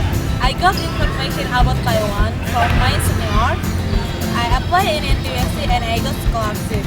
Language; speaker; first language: English; non-native, learner; Indonesian